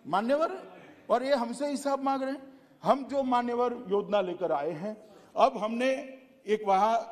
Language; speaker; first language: Hindi; non-native, local second language; Gujarati